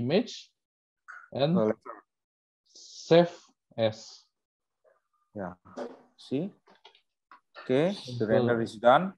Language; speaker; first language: English; non-native, learner; Indonesian